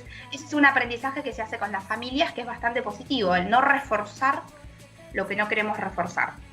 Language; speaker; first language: Spanish; native; Spanish